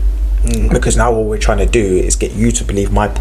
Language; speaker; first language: English; native; English